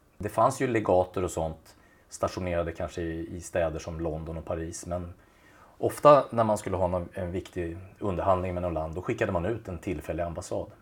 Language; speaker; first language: Swedish; native; Swedish